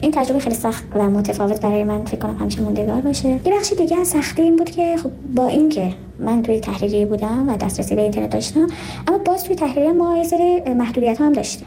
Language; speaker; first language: Persian; non-native, local second language; Kurdish